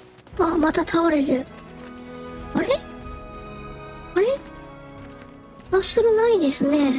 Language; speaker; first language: Japanese; native; Japanese